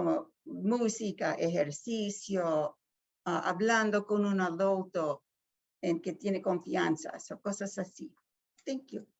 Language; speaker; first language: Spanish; early bilingual, heritage; Spanish